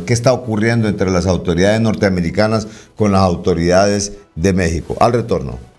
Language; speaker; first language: Spanish; native; Spanish